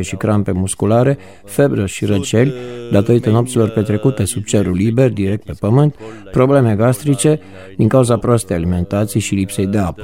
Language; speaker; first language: Romanian; native; Romanian